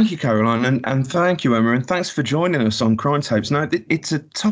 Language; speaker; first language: English; native; English